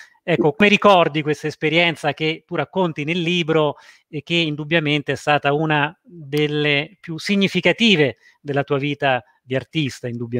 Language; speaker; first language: Italian; native; Italian